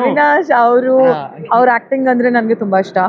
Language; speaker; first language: Kannada; non-native, learner; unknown